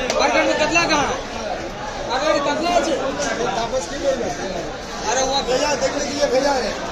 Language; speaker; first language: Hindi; non-native, local second language; Bangla